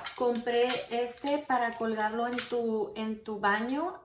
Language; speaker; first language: Spanish; early bilingual, heritage; Spanish